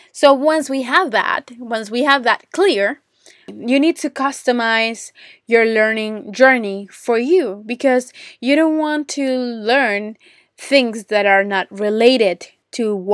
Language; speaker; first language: English; non-native, fluent; Spanish